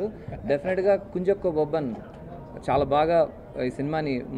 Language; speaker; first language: Telugu; native; Telugu